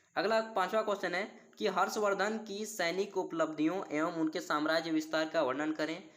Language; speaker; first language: Hindi; native; Hindi